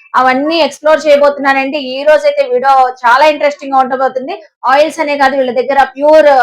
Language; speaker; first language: Telugu; native; Telugu